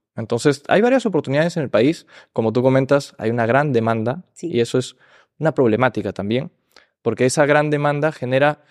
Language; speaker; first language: Spanish; early bilingual, heritage; Spanish